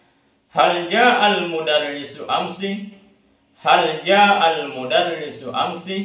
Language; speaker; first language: Arabic; non-native, fluent; Indonesian